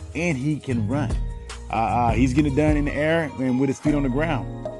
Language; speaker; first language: English; native; English